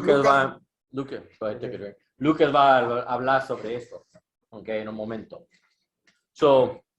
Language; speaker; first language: Spanish; non-native, learner; English